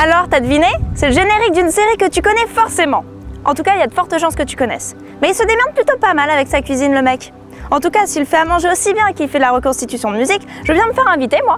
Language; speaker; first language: French; native; French